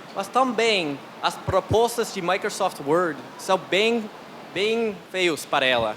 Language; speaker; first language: Portuguese; non-native, learner; English